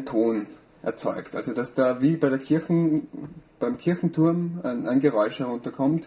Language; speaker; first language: German; native; German